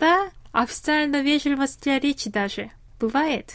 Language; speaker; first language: Russian; non-native, fluent; Korean